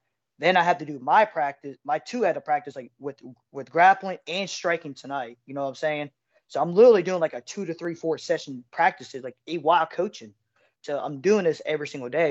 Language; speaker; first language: English; native; English